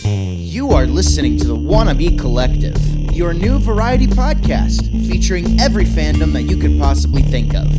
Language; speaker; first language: English; native; English